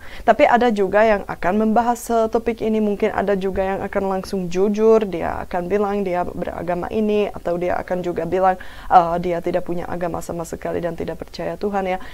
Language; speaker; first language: Indonesian; non-native, fluent; Czech